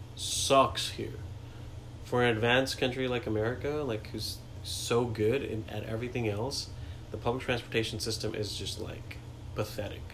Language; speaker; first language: English; non-native, local second language; Hindi